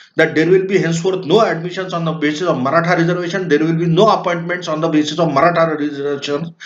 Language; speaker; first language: English; non-native, local second language; Marathi